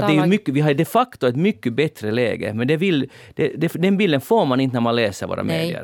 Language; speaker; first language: Swedish; native; Swedish